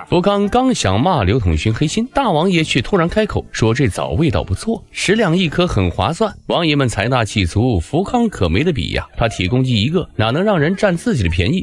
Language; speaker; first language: Chinese; native; Chinese